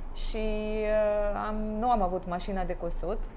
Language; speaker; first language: Romanian; non-native, learner; Russian